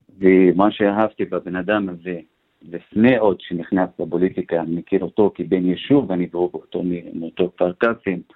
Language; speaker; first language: Hebrew; non-native, local second language; Arabic